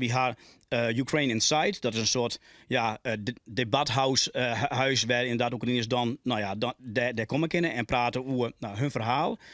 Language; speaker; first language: Dutch; non-native, local second language; Western Frisian